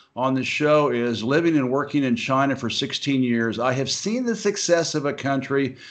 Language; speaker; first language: English; native; English